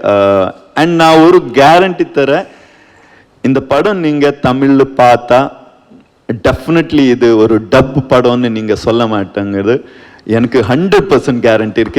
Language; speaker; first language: Tamil; non-native, learner; Kannada